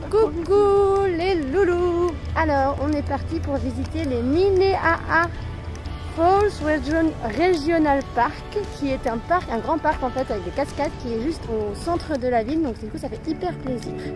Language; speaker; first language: French; native; French